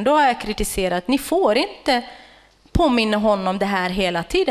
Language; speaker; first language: Swedish; non-native, fluent; Kurdish